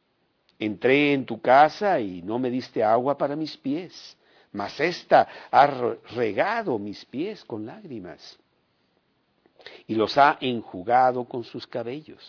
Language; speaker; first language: Spanish; native; Spanish